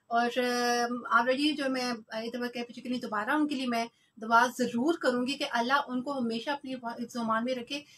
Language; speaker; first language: Urdu; non-native, local second language; Punjabi